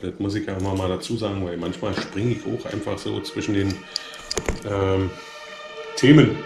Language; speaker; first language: German; native; German